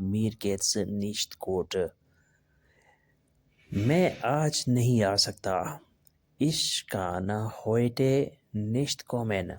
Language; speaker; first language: German; non-native, learner; Urdu